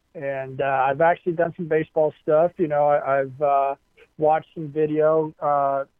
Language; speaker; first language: English; native; English